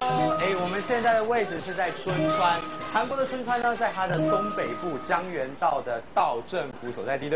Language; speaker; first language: Chinese; native; Chinese